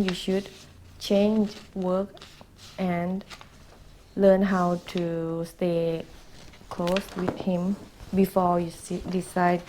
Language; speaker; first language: English; non-native, learner; Thai